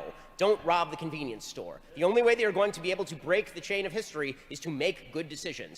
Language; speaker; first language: English; native; English